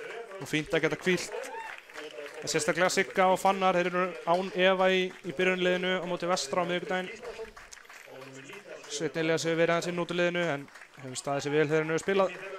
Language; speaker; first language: Icelandic; native; Icelandic